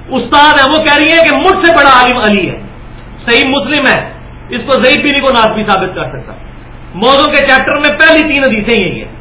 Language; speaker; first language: Urdu; non-native, local second language; Punjabi